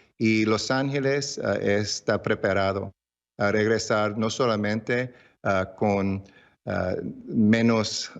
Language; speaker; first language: Spanish; early bilingual, heritage; English